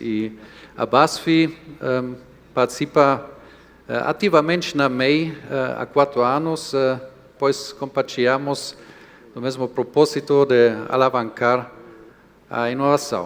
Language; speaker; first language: Portuguese; non-native, fluent; German